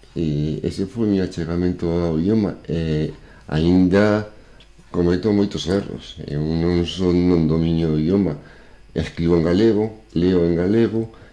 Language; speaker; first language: Galician; non-native, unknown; Spanish